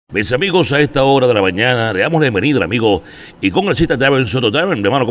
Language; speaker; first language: Spanish; native; Spanish